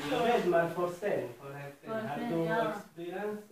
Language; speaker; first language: Swedish; non-native, learner; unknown